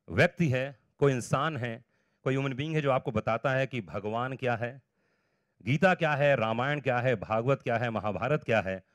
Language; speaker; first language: Hindi; native; Hindi